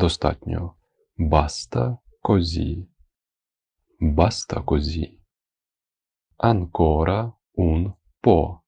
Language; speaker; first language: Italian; non-native, fluent; Ukrainian